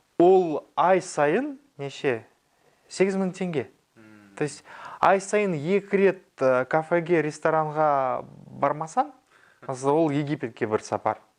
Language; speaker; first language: Kazakh; non-native, local second language; Russian